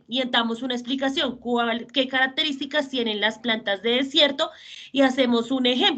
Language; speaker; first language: Spanish; native; Spanish